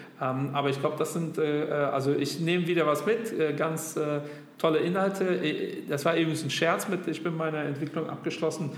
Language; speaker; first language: German; native; German